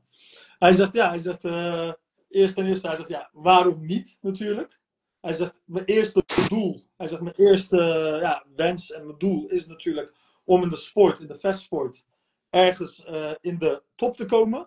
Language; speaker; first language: Dutch; early bilingual, other home language; Turkish